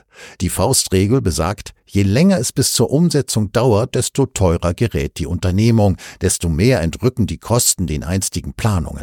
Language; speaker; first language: German; native; German